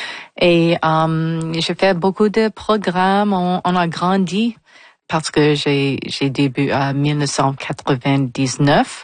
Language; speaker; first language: French; non-native, local second language; English